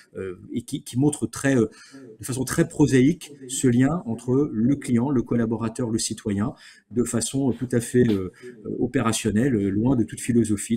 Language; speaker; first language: French; native; French